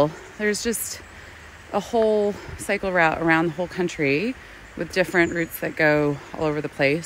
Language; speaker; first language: English; native; English